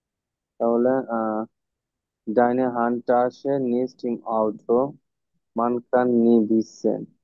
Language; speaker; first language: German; non-native, learner; Bangla